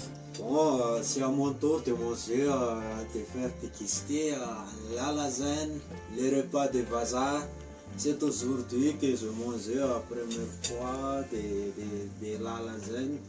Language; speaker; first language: French; non-native, local second language; Malagasy